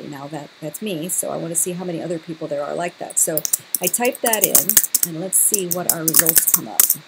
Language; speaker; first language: English; native; English